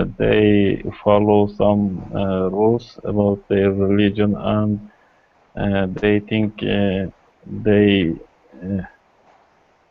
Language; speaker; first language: English; non-native, learner; Kurdish